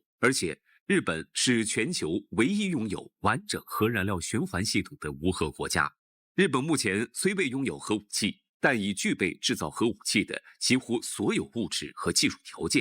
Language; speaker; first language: Chinese; native; Chinese